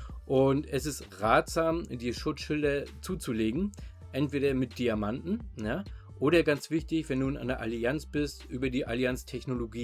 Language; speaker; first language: German; native; German